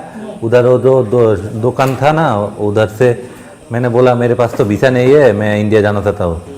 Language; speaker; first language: Hindi; non-native, learner; Bangla